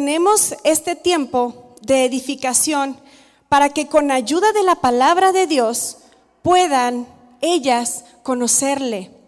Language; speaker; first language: Spanish; native; Spanish